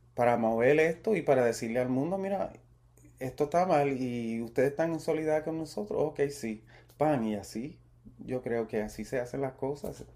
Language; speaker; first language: Spanish; early bilingual, heritage; Spanish